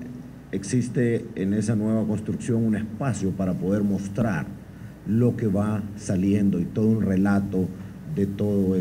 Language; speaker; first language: Spanish; native; Spanish